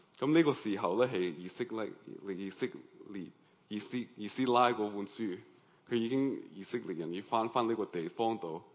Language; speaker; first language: Cantonese; early bilingual, heritage; Cantonese